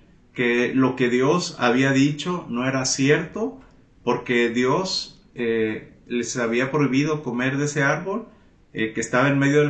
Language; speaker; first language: Spanish; native; Spanish